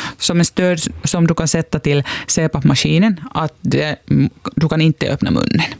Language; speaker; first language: Swedish; non-native, local second language; Finnish